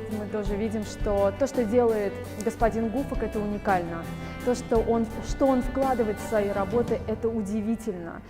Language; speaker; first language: Russian; native; Russian